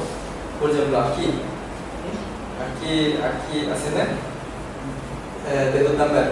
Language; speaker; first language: Portuguese; non-native, learner; Korean